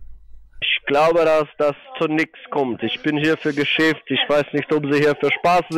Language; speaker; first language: German; non-native, fluent; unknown